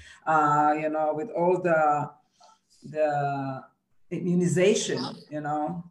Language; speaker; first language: English; non-native, fluent; Hebrew